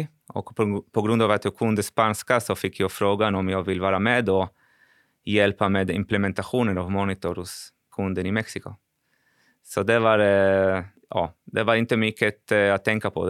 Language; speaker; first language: Swedish; non-native, fluent; Spanish